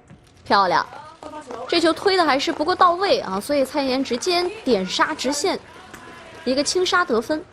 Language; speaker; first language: Chinese; native; Chinese